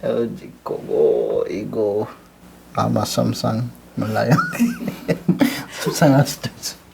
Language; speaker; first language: Korean; non-native, learner; English